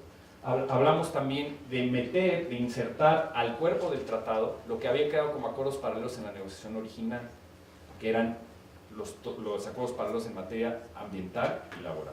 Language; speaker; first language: Spanish; native; Spanish